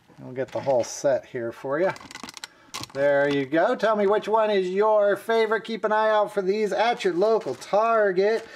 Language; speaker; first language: English; native; English